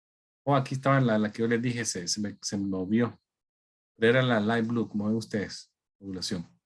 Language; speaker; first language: Spanish; native; Spanish